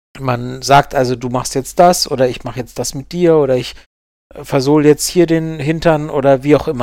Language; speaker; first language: German; native; German